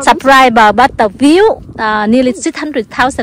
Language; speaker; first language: English; non-native, local second language; Vietnamese